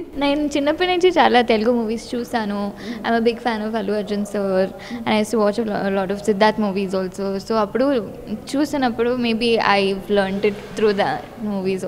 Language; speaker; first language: Telugu; non-native, learner; Tamil